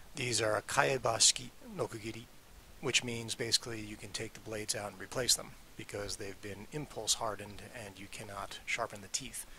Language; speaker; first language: English; native; English